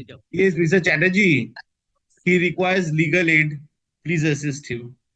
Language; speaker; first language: English; non-native, local second language; Bangla